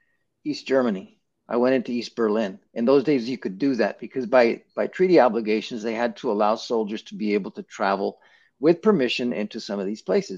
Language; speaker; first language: English; native; English